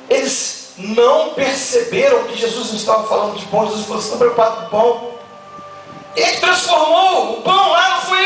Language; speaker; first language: Portuguese; native; Portuguese